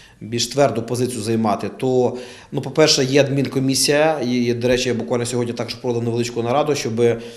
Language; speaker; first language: Ukrainian; native; Ukrainian